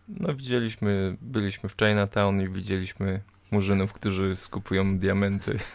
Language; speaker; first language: Polish; native; Polish